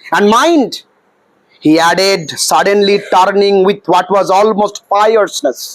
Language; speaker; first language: English; non-native, local second language; Bangla